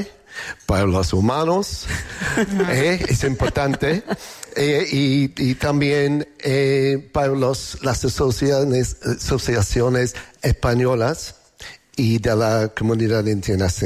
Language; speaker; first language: Spanish; non-native, learner; English